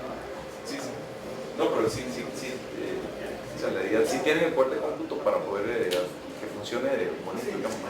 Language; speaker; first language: Spanish; native; Spanish